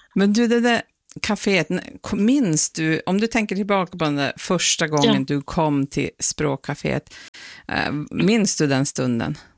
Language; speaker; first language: Swedish; native; Swedish